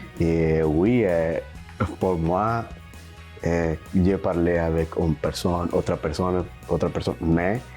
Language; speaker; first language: French; non-native, learner; Spanish